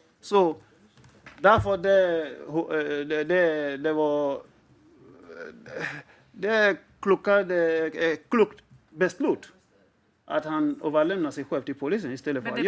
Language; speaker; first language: Swedish; non-native, fluent; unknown